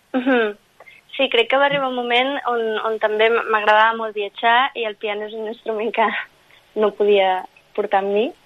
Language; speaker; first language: Catalan; non-native, local second language; English